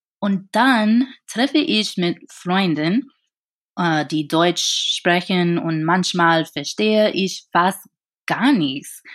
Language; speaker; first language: German; non-native, learner; English